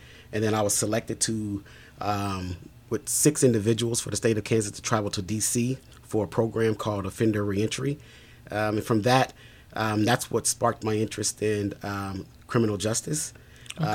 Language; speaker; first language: English; native; English